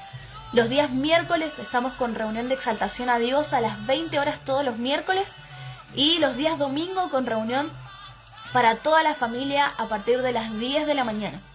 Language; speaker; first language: Spanish; native; Spanish